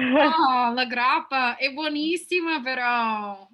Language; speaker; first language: Italian; non-native, fluent; English